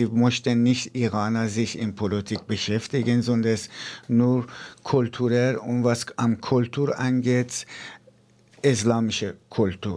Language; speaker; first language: German; non-native, fluent; Persian